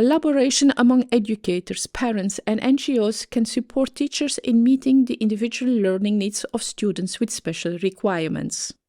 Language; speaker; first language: English; non-native, fluent; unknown